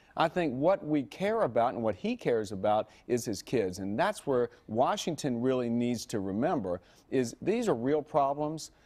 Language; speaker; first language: English; native; English